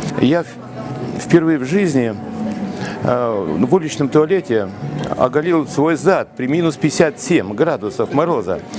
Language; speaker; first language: Russian; native; Russian